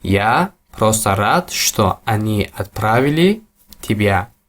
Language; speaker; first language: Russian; non-native, local second language; Tajik